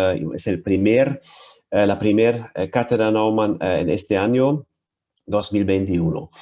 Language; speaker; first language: Spanish; non-native, fluent; German